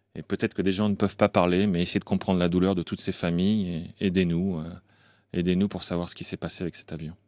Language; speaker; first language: French; native; French